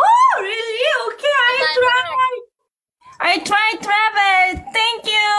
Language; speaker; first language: English; non-native, learner; Korean